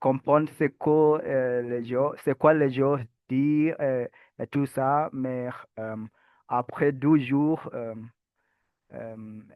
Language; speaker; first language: French; non-native, learner; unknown